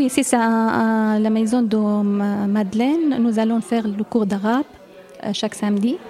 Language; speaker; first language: French; non-native, learner; Arabic